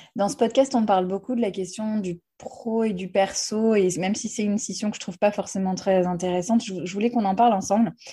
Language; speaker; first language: French; native; French